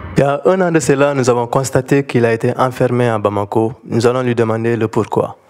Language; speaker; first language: French; non-native, local second language; Bambara